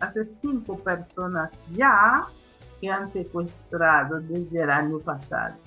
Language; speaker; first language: Spanish; non-native, fluent; Haitian Creole